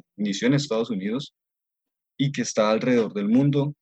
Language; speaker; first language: Spanish; non-native, fluent; Russian